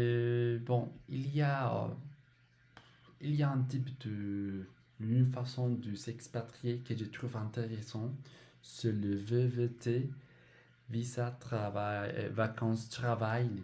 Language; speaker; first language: French; non-native, learner; Spanish